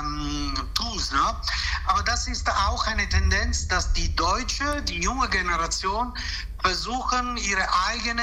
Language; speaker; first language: German; non-native, fluent; Italian